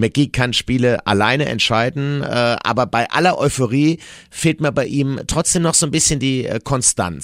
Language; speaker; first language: German; native; German